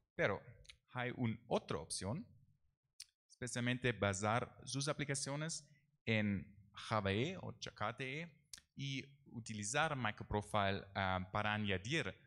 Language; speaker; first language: Spanish; non-native, learner; German